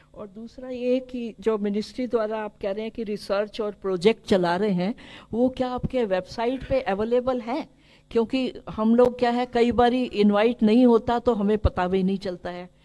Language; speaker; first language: Hindi; non-native, local second language; Assamese